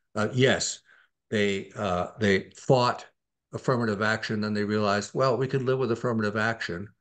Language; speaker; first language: English; native; English